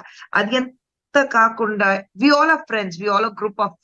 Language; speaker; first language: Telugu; non-native, local second language; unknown